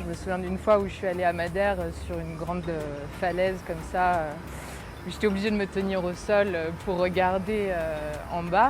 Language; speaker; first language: French; native; French